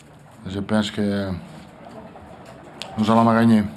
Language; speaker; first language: French; non-native, learner; Italian